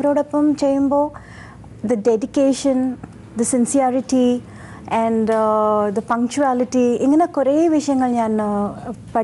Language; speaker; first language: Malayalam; non-native, local second language; Tamil